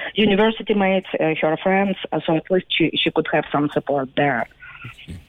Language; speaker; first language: English; non-native, fluent; Ukrainian